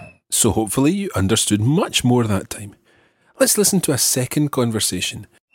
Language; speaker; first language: English; native; English